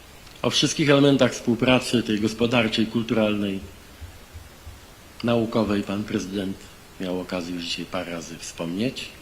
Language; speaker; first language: Polish; native; Polish